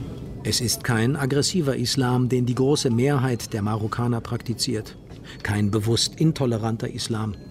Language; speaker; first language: German; native; German